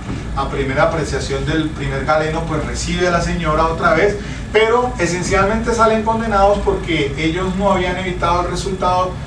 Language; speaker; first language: Spanish; native; Spanish